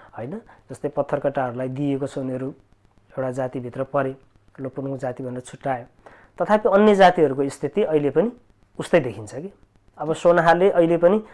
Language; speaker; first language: Nepali; native; Nepali